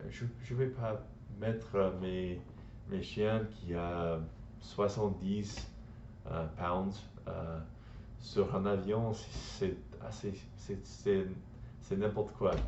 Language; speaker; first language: French; non-native, learner; English